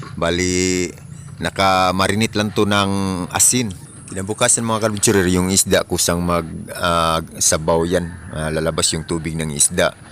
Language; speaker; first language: Filipino; non-native, local second language; Cebuano